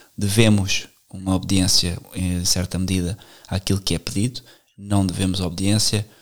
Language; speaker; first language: Portuguese; native; Portuguese